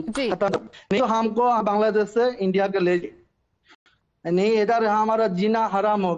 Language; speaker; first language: Hindi; non-native, learner; Bangla